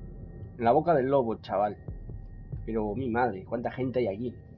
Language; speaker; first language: Spanish; native; Spanish